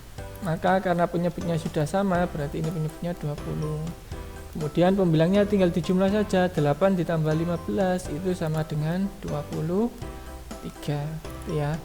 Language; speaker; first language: Indonesian; native; Indonesian